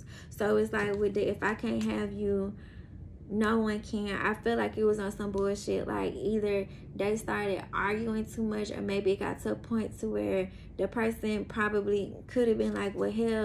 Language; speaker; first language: English; native; English